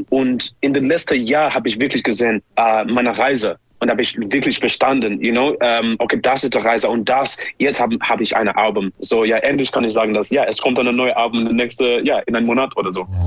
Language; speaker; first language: German; non-native, learner; English